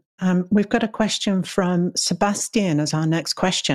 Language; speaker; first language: English; native; English